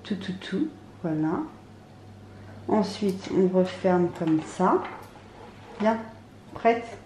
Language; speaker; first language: French; native; French